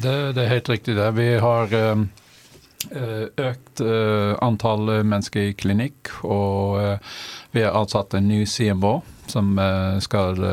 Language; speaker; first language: Norwegian; non-native, fluent; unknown